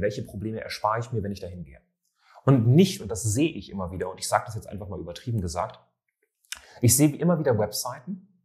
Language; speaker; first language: German; native; German